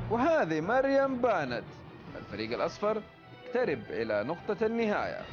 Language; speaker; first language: Arabic; native; Arabic